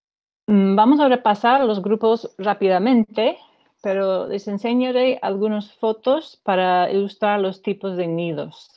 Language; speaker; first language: Spanish; non-native, fluent; English